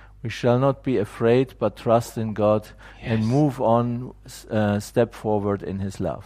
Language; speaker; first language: English; non-native, fluent; German